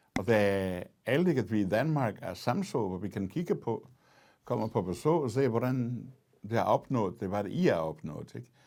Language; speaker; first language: Danish; non-native, fluent; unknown